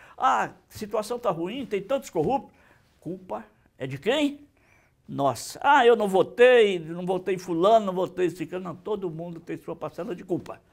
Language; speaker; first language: Portuguese; native; Portuguese